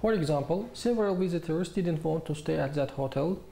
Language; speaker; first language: English; non-native, learner; Azerbaijani